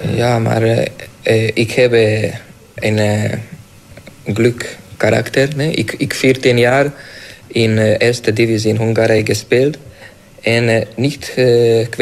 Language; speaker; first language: Dutch; non-native, learner; Hungarian